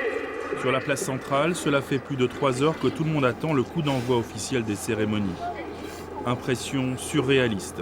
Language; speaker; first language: French; native; French